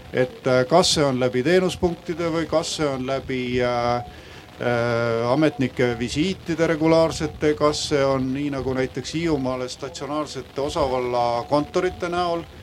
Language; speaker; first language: Estonian; native; Estonian